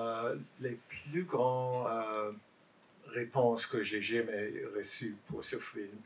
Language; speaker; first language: French; non-native, learner; English